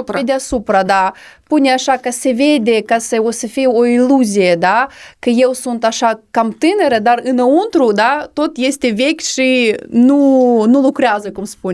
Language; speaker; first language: Romanian; non-native, local second language; Russian